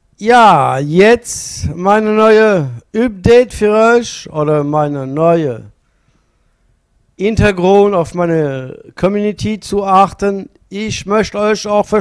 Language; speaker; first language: German; non-native, learner; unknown